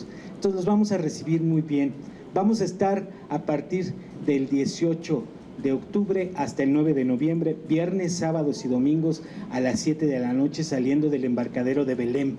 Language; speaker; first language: Spanish; native; Spanish